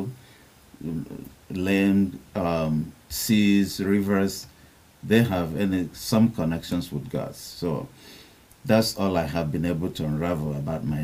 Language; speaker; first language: English; non-native, local second language; Igbo